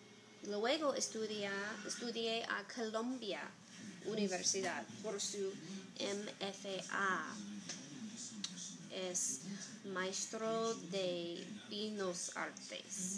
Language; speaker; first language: Spanish; non-native, learner; English